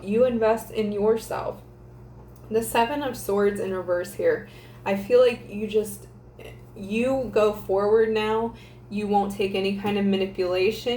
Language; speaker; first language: English; native; English